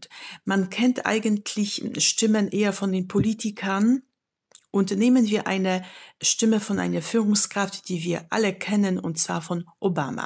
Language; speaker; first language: German; non-native, fluent; Polish